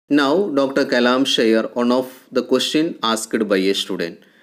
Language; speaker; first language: English; non-native, local second language; Malayalam